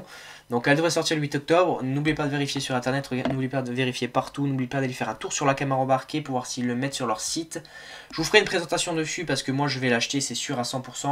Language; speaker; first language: French; native; French